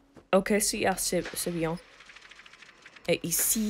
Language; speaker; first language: French; non-native, learner; English